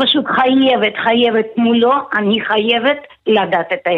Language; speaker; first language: Hebrew; non-native, fluent; Russian